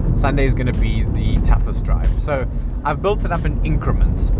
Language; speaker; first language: English; native; English